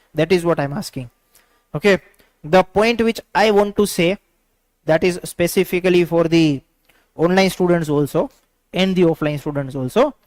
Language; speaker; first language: English; non-native, local second language; Gujarati